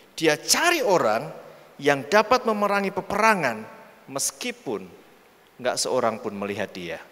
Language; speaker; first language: Indonesian; native; Indonesian